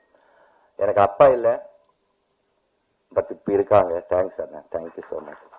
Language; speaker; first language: Tamil; non-native, learner; Telugu